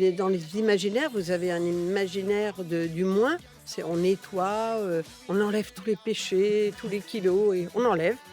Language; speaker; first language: French; early bilingual, other home language; Catalan